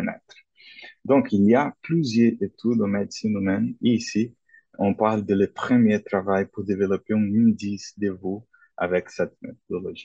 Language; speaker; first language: French; non-native, fluent; Portuguese